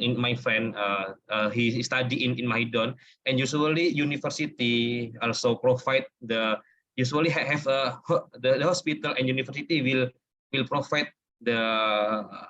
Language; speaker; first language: English; non-native, learner; Indonesian